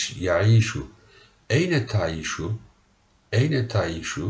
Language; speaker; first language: Arabic; non-native, learner; Turkish